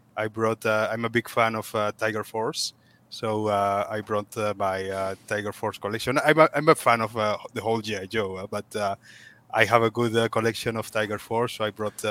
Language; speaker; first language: English; non-native, fluent; Spanish